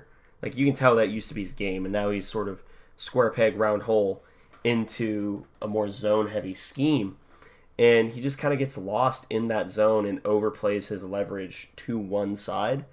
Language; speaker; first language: English; native; English